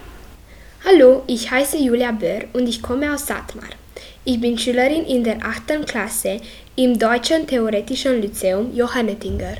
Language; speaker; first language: German; non-native, local second language; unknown